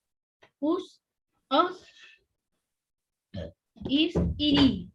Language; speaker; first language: English; non-native, learner; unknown